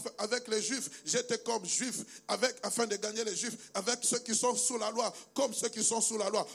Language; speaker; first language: French; non-native, local second language; Luba-Lulua